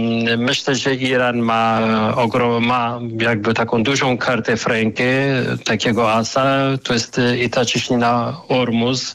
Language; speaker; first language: Polish; non-native, fluent; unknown